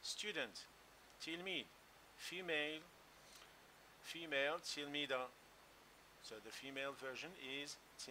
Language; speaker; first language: English; non-native, local second language; Arabic